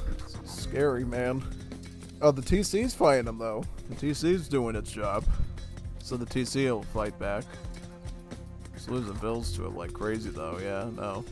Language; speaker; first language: English; native; English